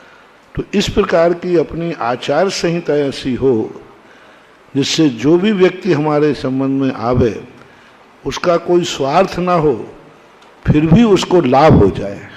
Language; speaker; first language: Hindi; native; Hindi